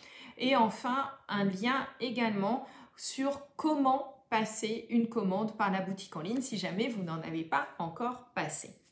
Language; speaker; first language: French; native; French